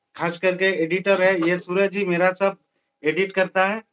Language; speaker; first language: Hindi; non-native, local second language; Bangla